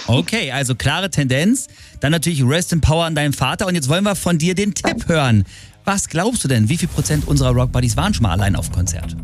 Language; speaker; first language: German; native; German